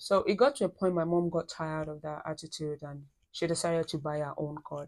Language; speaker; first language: English; non-native, local second language; Yoruba